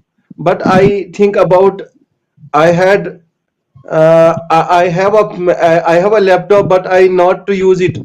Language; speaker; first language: English; non-native, local second language; Kashmiri